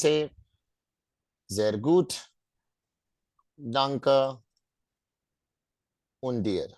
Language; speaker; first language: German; non-native, fluent; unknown